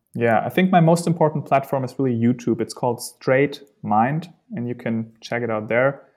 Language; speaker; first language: English; non-native, fluent; German